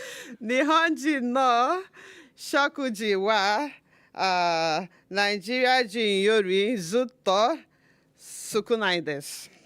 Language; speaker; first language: Japanese; non-native, learner; Igbo